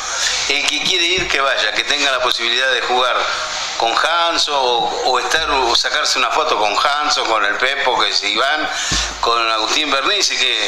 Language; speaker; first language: Spanish; native; Spanish